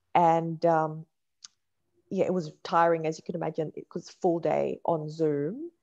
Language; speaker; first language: English; native; English